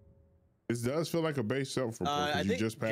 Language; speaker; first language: English; native; English